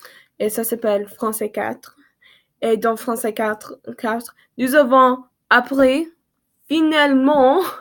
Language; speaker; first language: French; non-native, learner; English